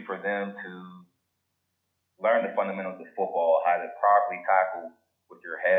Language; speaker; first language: English; native; English